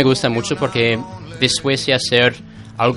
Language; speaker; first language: Spanish; non-native, fluent; English